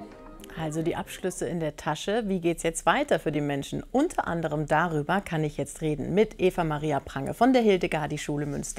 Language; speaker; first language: German; native; German